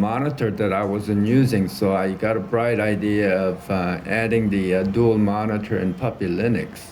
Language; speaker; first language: English; native; English